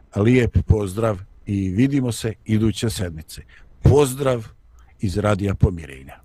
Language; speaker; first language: Bosnian; native; Bosnian